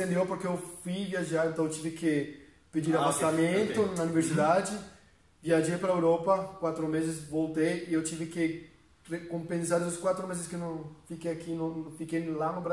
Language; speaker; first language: Portuguese; non-native, fluent; Spanish